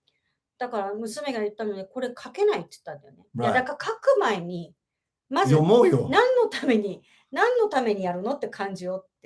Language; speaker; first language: Japanese; native; Japanese